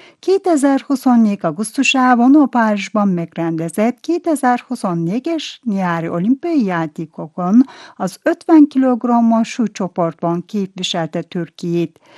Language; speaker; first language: Hungarian; non-native, fluent; Turkish